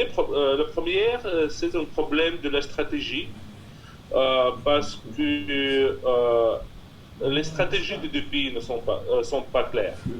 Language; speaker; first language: French; non-native, fluent; Russian